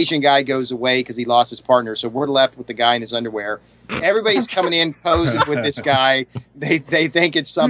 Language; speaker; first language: English; native; English